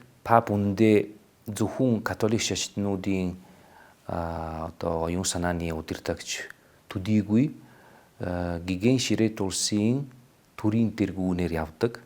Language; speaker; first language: Mongolian; non-native, fluent; Italian